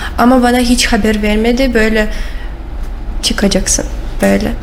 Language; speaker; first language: Turkish; non-native, learner; Russian